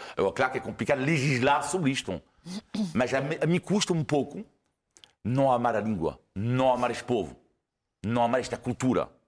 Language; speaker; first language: Portuguese; non-native, fluent; French